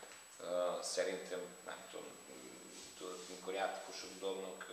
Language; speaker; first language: Hungarian; non-native, learner; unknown